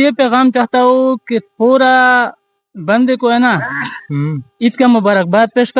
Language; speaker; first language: Hindi; non-native, local second language; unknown